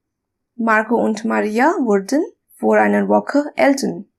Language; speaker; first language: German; non-native, learner; English